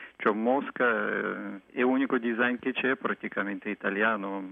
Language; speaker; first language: Italian; non-native, fluent; Russian